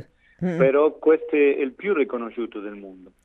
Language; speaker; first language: Italian; non-native, fluent; Spanish